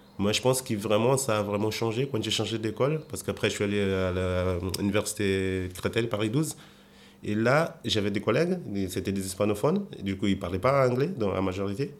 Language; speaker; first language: French; non-native, fluent; Portuguese